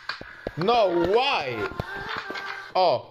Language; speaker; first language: English; non-native, fluent; Polish